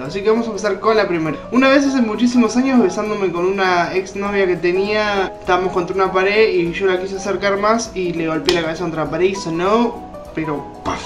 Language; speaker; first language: Spanish; native; Spanish